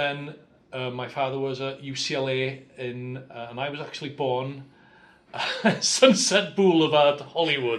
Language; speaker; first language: English; native; English